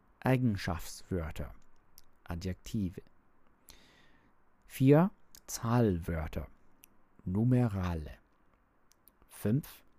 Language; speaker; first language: German; non-native, learner; English